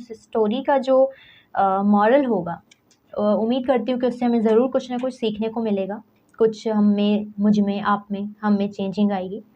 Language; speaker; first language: Urdu; native; Urdu